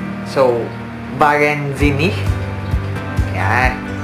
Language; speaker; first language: German; non-native, learner; Filipino